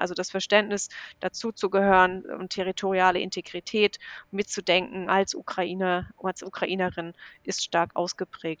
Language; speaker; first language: German; native; German